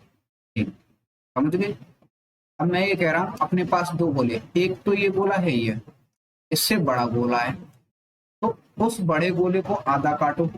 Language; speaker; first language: Hindi; native; Hindi